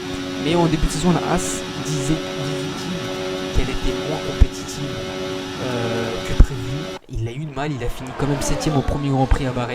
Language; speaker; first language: French; native; French